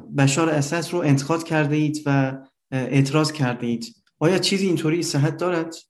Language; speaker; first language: Persian; non-native, fluent; Turkish